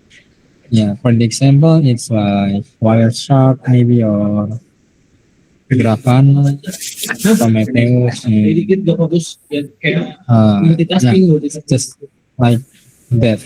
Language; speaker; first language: English; non-native, learner; Indonesian